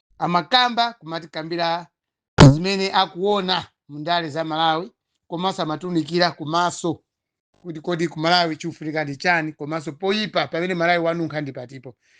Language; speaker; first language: Nyanja; non-native, local second language; Tumbuka